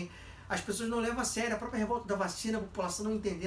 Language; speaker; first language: Portuguese; native; Portuguese